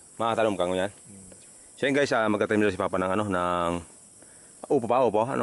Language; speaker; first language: Filipino; non-native, local second language; Bikol